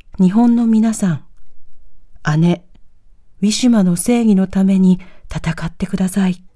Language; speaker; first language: Japanese; native; Japanese